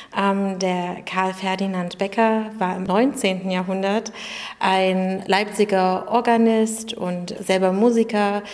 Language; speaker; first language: German; native; German